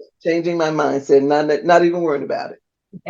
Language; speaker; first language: English; native; English